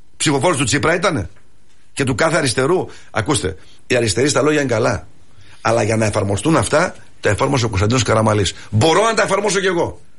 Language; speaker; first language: Greek; early bilingual, heritage; Greek